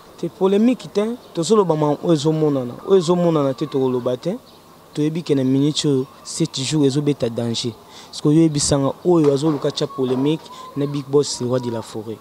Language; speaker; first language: Lingala; native; Lingala